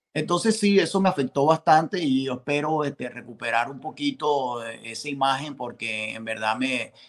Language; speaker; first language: Spanish; native; Spanish